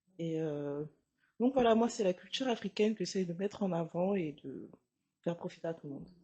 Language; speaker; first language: French; early bilingual, other home language; Lingala